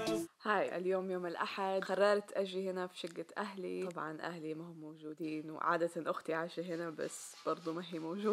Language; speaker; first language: Arabic; native; Arabic